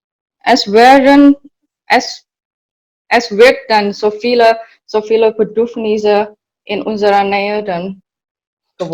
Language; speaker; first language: German; non-native, learner; Indonesian